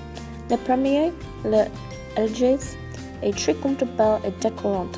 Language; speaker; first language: French; non-native, learner; English